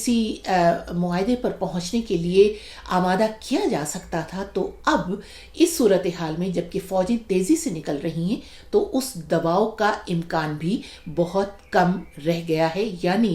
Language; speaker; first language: Urdu; native; Urdu